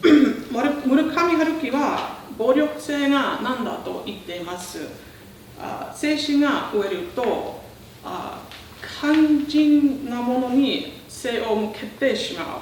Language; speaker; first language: Japanese; non-native, fluent; English